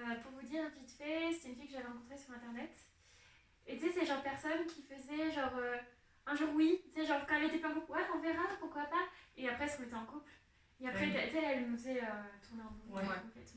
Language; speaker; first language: French; native; French